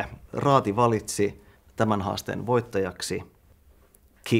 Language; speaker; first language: Finnish; native; Finnish